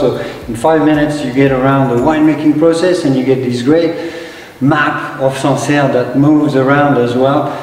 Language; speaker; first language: English; non-native, fluent; French